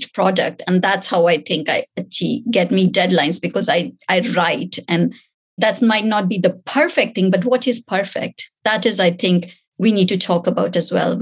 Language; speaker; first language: English; non-native, local second language; Hindi